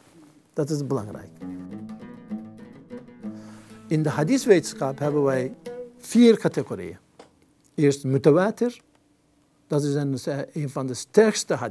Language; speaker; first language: Dutch; non-native, fluent; Turkish